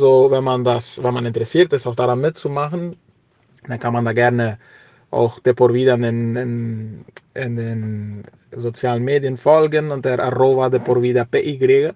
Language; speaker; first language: German; early bilingual, heritage; German